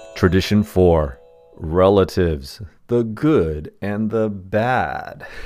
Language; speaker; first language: English; native; English